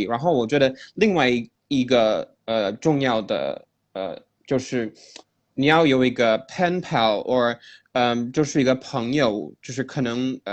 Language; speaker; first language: Chinese; non-native, fluent; English